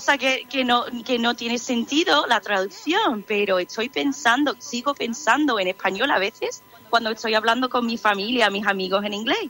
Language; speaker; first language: Spanish; non-native, fluent; English